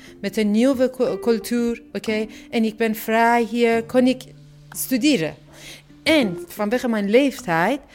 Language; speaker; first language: Dutch; non-native, learner; Persian